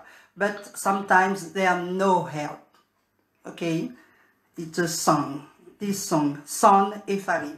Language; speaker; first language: English; non-native, learner; French